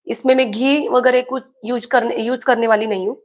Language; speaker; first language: Hindi; non-native, local second language; Marathi